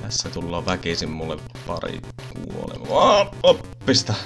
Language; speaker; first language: Finnish; native; Finnish